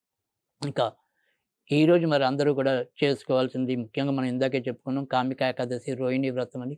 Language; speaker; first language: Telugu; native; Telugu